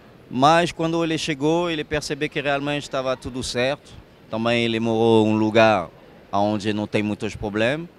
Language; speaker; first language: Portuguese; non-native, fluent; French